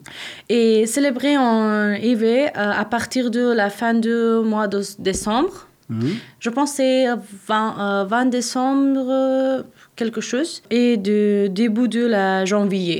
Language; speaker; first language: French; non-native, learner; Persian